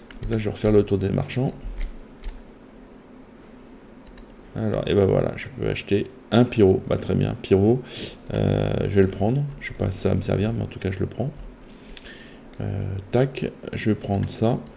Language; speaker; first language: French; native; French